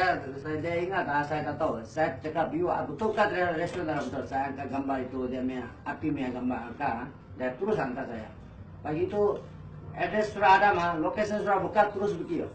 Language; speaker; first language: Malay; non-native, learner; Nepali